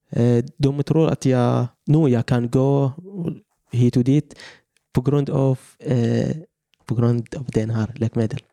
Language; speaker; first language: Swedish; non-native, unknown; Arabic